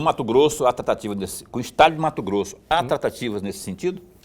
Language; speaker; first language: Portuguese; native; Portuguese